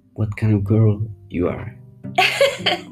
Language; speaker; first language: English; non-native, fluent; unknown